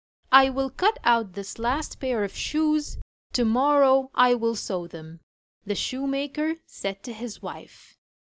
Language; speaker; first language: English; non-native, fluent; Arabic